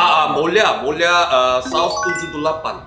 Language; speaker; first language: Indonesian; non-native, learner; Korean